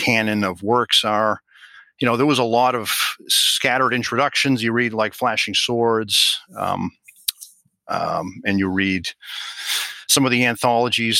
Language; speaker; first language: English; native; English